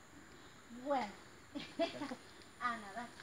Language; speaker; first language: Spanish; native; Spanish